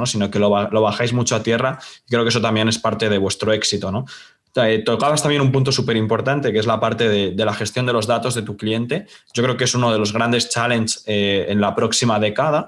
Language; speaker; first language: Spanish; native; Spanish